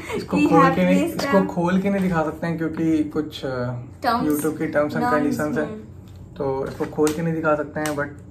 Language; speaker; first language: Hindi; native; Hindi